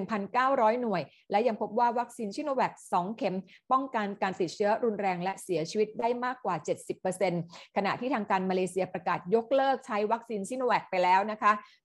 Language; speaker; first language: Thai; native; Thai